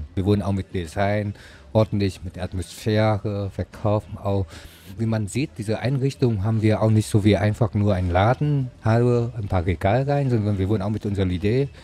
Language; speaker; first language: German; non-native, learner; Vietnamese